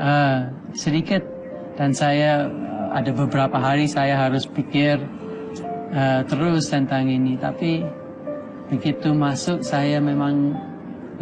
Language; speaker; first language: Indonesian; non-native, fluent; English